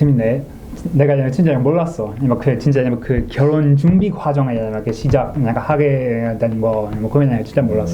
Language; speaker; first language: Korean; non-native, learner; English